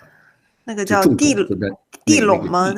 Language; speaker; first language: Chinese; native; Chinese